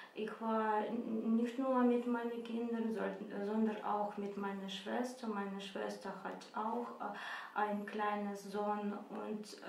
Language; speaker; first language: German; non-native, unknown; Russian